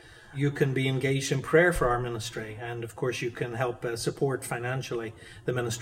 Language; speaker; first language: English; native; English